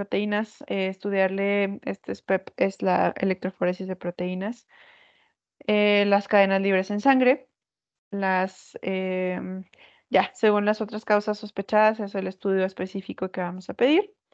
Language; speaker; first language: Spanish; native; Spanish